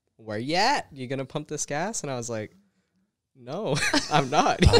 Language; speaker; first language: English; native; English